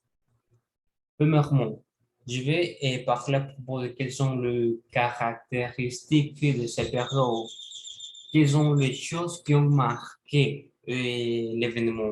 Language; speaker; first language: French; non-native, learner; Spanish